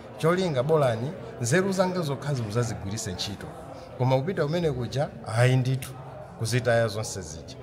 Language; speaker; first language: Nyanja; native; Nyanja